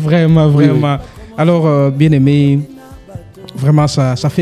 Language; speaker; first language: French; non-native, local second language; Lingala